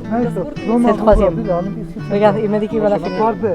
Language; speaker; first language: French; non-native, fluent; Spanish